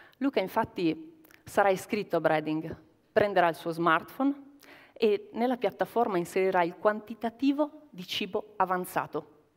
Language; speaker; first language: Italian; native; Italian